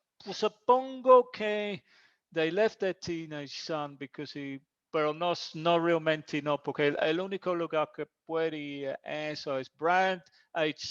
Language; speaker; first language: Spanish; non-native, fluent; English